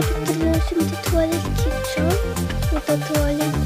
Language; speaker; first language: Turkish; non-native, learner; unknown